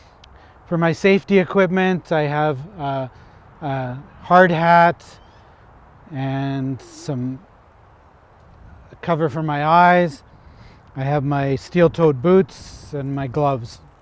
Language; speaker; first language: English; native; English